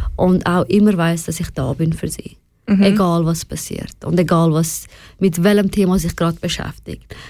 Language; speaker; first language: German; non-native, fluent; Persian